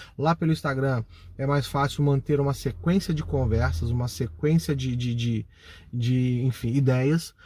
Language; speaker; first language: Portuguese; native; Portuguese